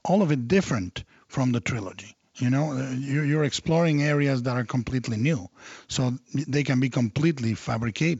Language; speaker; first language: English; non-native, fluent; Spanish